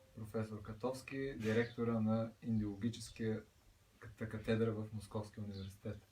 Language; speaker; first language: Bulgarian; native; Bulgarian